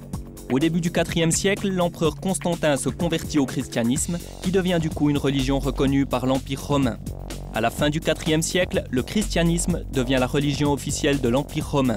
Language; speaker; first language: French; native; French